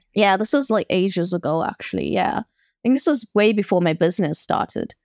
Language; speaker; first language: English; native; English